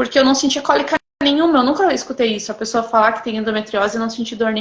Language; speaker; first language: Portuguese; native; Portuguese